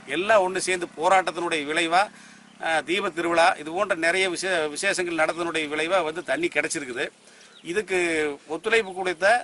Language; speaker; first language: Tamil; native; Tamil